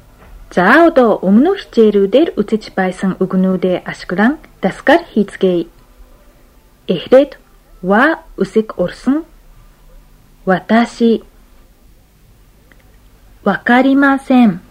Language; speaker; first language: Mongolian; non-native, fluent; Japanese